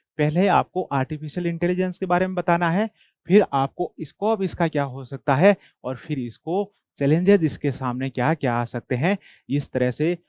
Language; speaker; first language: Hindi; non-native, local second language; Marwari